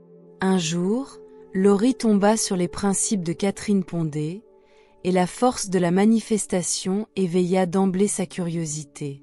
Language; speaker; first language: French; native; French